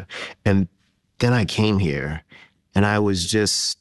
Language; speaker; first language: English; native; English